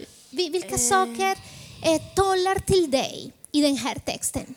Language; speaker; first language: Swedish; non-native, fluent; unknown